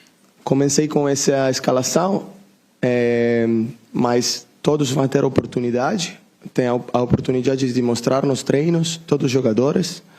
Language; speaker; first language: Portuguese; non-native, learner; Italian